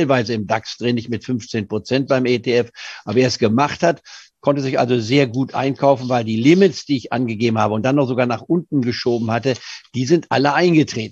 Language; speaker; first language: German; native; German